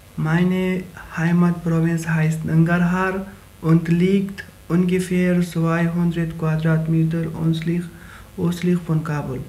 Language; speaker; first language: German; non-native, learner; Pashto